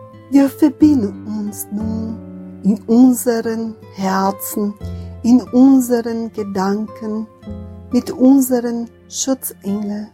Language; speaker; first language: German; non-native, fluent; Portuguese